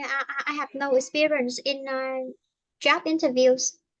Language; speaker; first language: English; non-native, fluent; Vietnamese